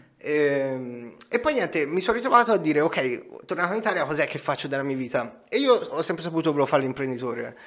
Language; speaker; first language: Italian; native; Italian